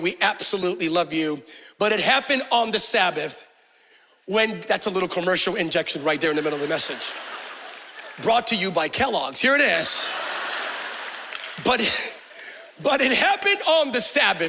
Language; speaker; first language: English; early bilingual, other home language; Spanish